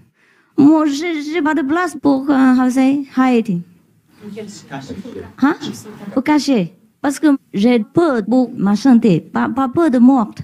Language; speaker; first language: French; non-native, learner; Vietnamese